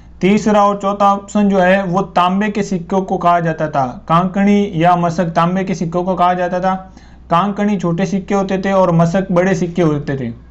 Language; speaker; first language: Hindi; native; Hindi